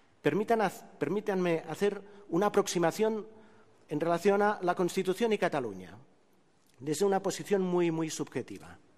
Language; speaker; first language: Spanish; non-native, local second language; Catalan